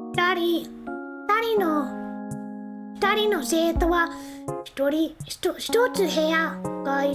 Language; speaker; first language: Japanese; non-native, learner; English